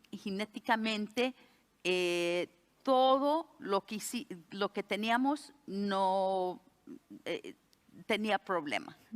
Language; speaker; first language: Spanish; early bilingual, heritage; Spanish